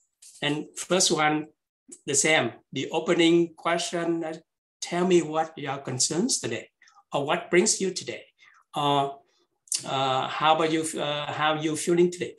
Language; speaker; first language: English; non-native, fluent; Vietnamese